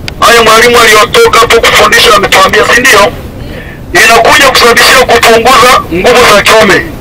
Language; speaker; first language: Swahili; native; Swahili